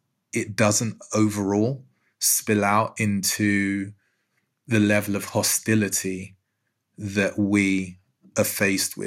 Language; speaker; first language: English; native; English